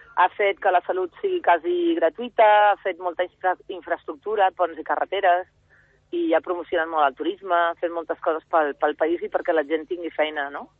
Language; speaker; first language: Catalan; early bilingual, other home language; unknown